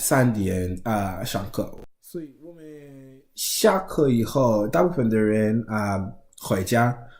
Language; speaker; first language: Chinese; non-native, learner; English